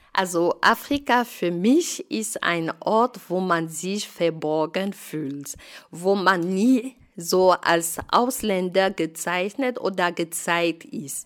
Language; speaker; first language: German; non-native, fluent; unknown